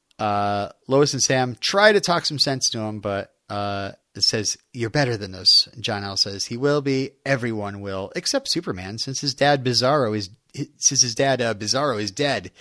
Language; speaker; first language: English; native; English